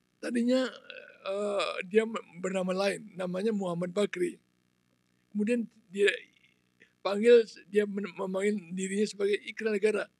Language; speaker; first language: Indonesian; non-native, local second language; Balinese